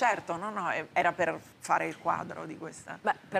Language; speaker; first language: Italian; native; Italian